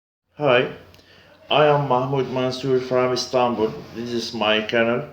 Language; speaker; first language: English; non-native, learner; Arabic